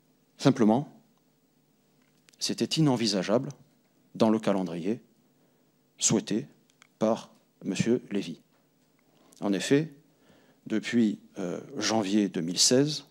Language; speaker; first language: French; native; French